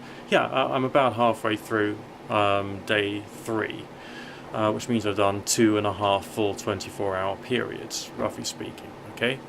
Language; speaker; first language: English; native; English